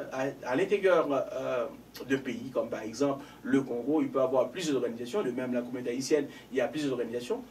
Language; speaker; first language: French; non-native, local second language; Haitian Creole